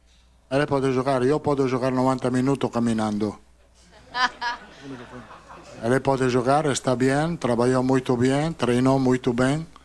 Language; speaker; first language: Portuguese; non-native, learner; Italian